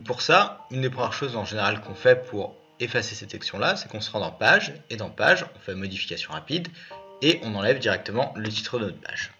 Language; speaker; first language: French; native; French